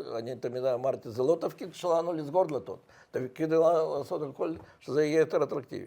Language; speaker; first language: Hebrew; non-native, fluent; Russian